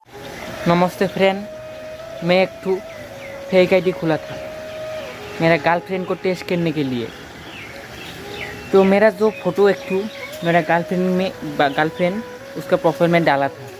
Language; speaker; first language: Hindi; non-native, local second language; Assamese